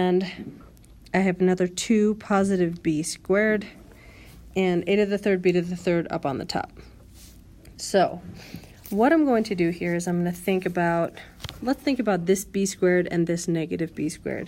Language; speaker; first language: English; native; English